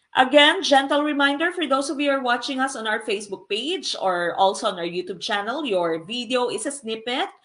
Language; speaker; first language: English; non-native, local second language; Filipino